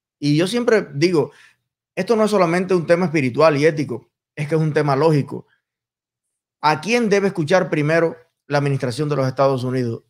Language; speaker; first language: Spanish; native; Spanish